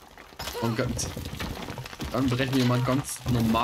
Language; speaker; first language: German; native; German